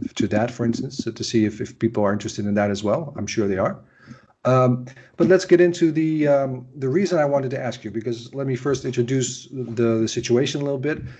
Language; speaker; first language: English; non-native, fluent; Dutch